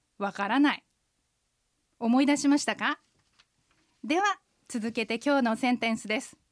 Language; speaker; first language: Japanese; native; Japanese